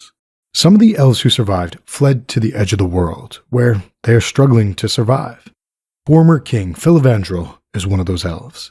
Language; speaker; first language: English; native; English